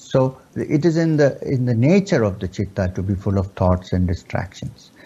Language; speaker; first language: English; non-native, local second language; Urdu